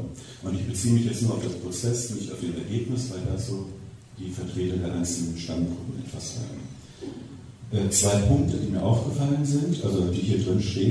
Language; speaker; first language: German; native; German